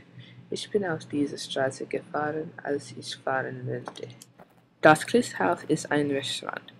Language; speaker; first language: German; non-native, learner; English